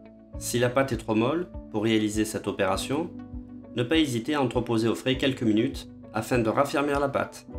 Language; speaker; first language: French; native; French